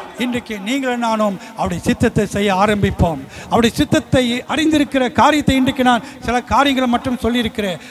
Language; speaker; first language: Tamil; early bilingual, heritage; Tamil